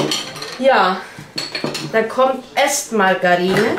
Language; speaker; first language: German; non-native, learner; Turkish